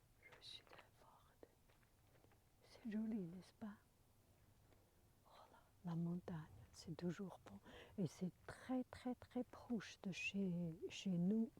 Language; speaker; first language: French; non-native, learner; Chinese